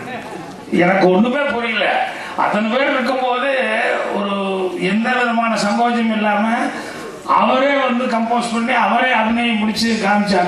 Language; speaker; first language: Tamil; native; Tamil